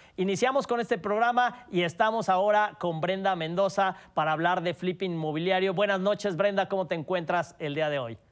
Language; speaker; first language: Spanish; native; Spanish